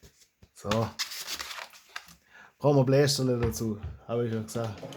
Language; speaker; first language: German; native; German